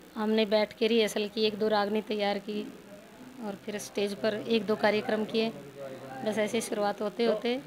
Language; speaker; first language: Hindi; native; Hindi